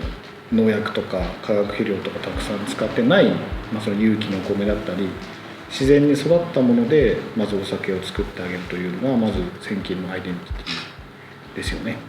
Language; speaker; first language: Japanese; native; Japanese